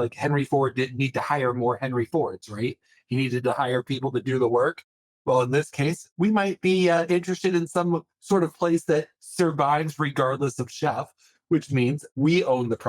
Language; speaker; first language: English; native; English